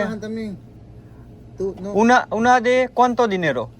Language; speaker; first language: Spanish; non-native, learner; Gujarati